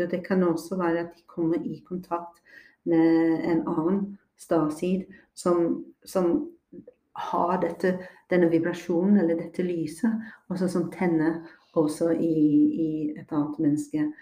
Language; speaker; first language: Norwegian; non-native, fluent; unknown